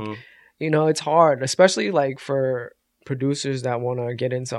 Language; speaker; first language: English; native; English